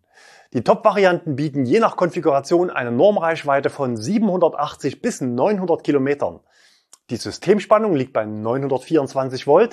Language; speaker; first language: German; native; German